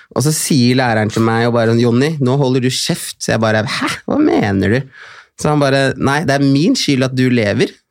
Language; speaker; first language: Norwegian; native; Norwegian